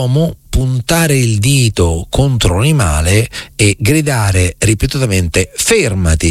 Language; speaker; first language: Italian; native; Italian